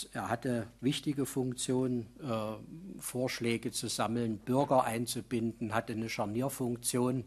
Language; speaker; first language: German; native; German